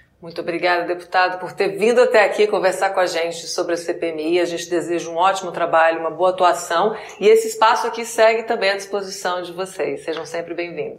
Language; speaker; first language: Portuguese; native; Portuguese